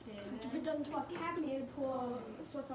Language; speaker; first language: French; non-native, learner; English